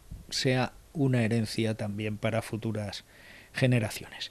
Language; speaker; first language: Spanish; native; Spanish